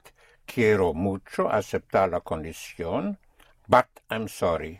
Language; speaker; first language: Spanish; non-native, fluent; English